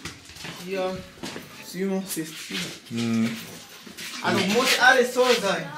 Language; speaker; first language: German; non-native, learner; Swahili